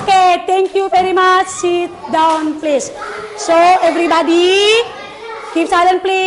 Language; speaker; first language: English; non-native, learner; Indonesian